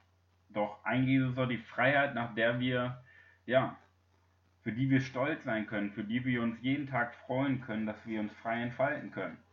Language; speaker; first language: German; native; German